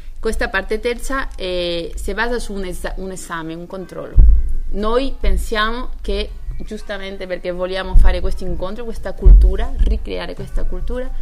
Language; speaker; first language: Italian; non-native, learner; Spanish